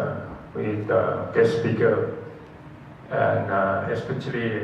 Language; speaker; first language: English; non-native, learner; Thai